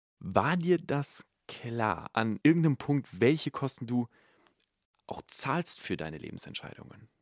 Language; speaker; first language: German; native; German